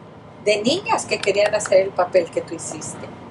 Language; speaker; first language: Spanish; native; Spanish